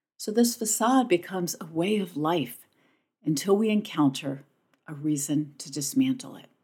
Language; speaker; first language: English; native; English